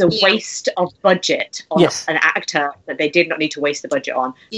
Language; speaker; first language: English; native; English